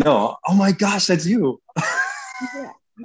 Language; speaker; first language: English; native; English